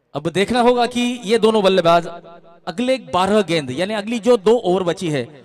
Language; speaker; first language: Hindi; non-native, local second language; Marathi